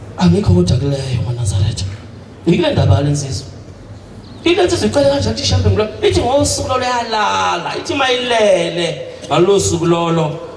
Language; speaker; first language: Zulu; native; Zulu